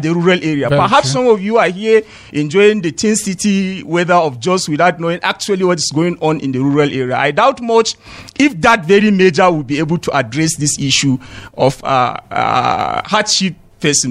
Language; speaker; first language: English; non-native, local second language; Hausa